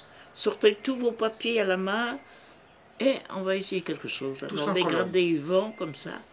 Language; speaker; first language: French; native; French